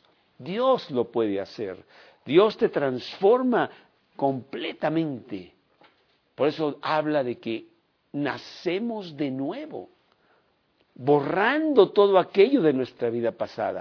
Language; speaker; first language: Spanish; native; Spanish